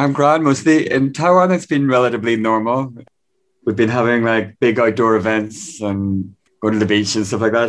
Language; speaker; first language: English; native; English